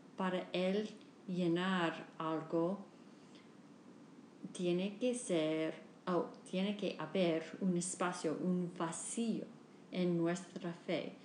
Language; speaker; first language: Spanish; non-native, learner; English